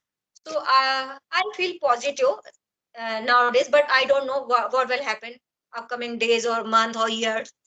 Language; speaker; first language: English; non-native, learner; Hindi